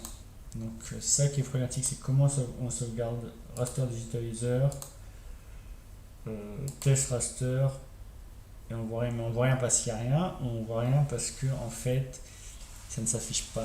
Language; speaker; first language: French; native; French